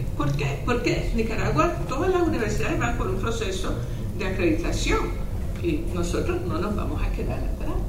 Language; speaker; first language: Spanish; non-native, local second language; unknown